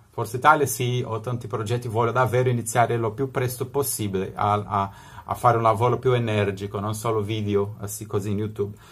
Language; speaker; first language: Italian; non-native, fluent; Spanish